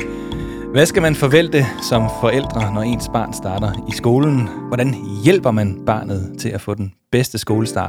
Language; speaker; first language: Danish; native; Danish